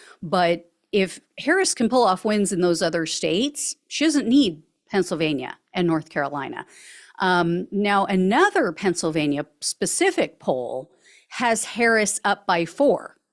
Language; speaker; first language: English; native; English